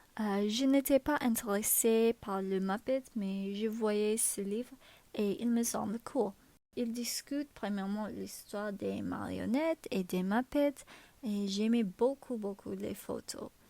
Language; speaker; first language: French; non-native, learner; English